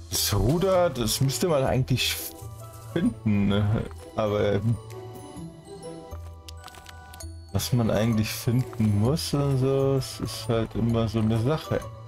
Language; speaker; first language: German; native; German